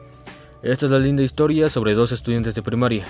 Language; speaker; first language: Spanish; native; Spanish